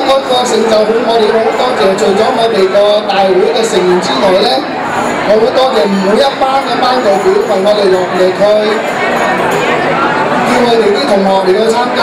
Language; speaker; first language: Chinese; early bilingual, heritage; Cantonese